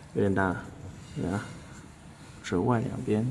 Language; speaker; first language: Chinese; native; Chinese